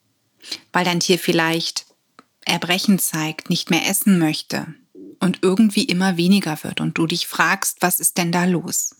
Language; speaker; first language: German; native; German